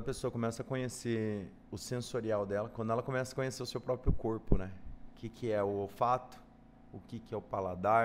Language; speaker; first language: Spanish; non-native, learner; Portuguese